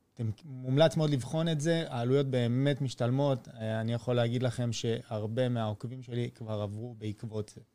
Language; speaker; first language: Hebrew; early bilingual, other home language; French